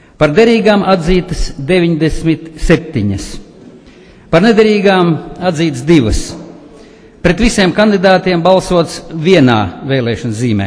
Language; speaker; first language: Latvian; native; Latvian